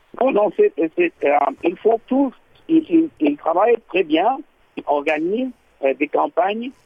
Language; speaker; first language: French; non-native, learner; English